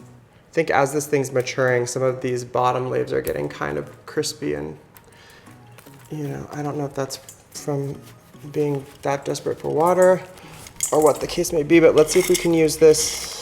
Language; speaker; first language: English; native; English